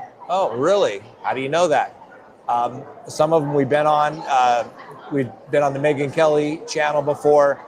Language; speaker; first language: English; native; English